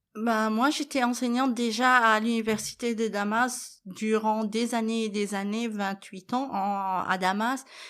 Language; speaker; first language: French; non-native, fluent; Arabic